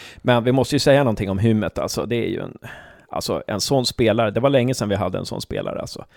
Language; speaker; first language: Swedish; native; Swedish